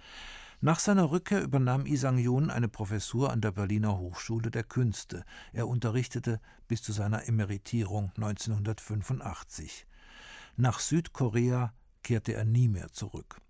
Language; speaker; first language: German; native; German